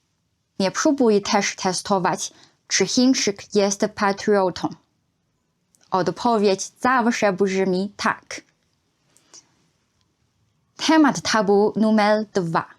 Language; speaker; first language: Polish; non-native, fluent; Chinese